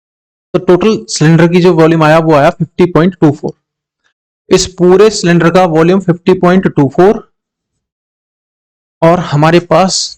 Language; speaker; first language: Hindi; native; Hindi